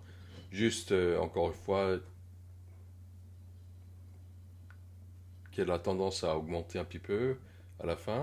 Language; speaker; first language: French; non-native, fluent; Korean